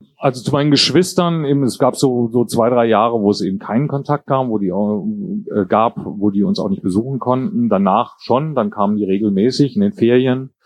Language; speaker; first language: German; native; German